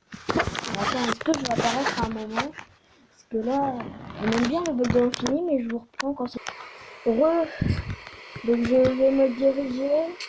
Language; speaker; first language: French; native; French